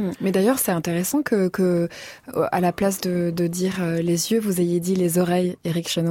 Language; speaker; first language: French; native; French